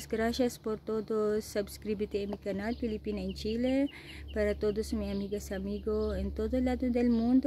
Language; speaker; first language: Spanish; non-native, learner; Filipino